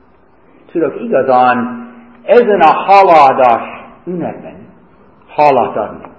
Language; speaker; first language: Hungarian; non-native, fluent; English